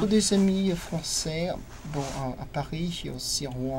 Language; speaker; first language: French; non-native, learner; English